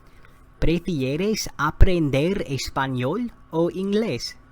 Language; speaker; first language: Spanish; non-native, fluent; English